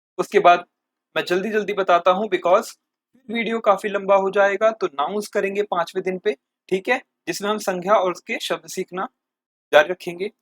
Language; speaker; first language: Hindi; native; Hindi